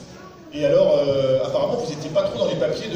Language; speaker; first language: French; native; French